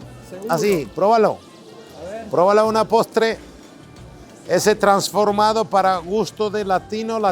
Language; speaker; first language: Spanish; non-native, learner; Turkish